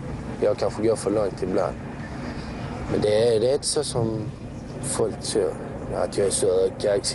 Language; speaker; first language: Swedish; early bilingual, other home language; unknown